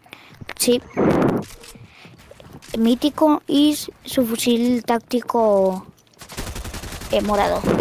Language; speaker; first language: Spanish; native; Spanish